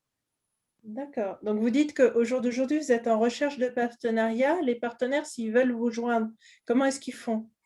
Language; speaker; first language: French; native; French